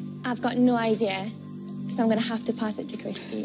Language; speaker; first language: English; native; English